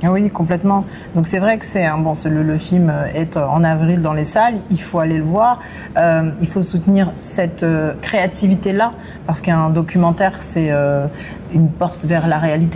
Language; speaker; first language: French; native; French